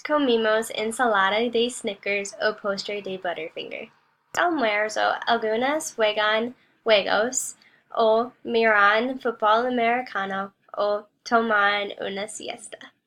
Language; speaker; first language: Spanish; non-native, learner; English